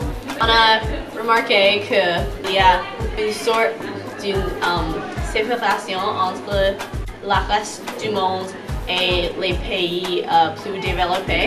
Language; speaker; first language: French; non-native, learner; English